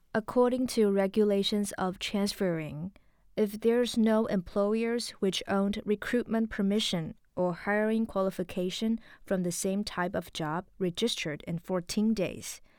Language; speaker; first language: English; non-native, local second language; Filipino